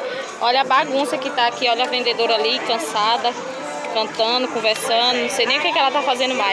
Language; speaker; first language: Portuguese; native; Portuguese